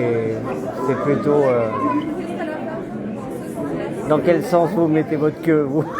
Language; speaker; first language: French; native; French